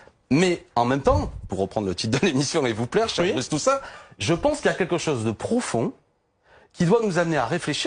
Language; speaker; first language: French; native; French